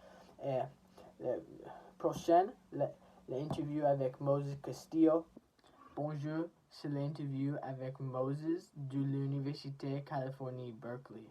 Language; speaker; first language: French; non-native, learner; English